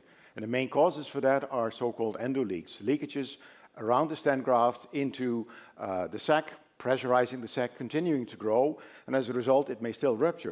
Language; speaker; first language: English; non-native, fluent; Dutch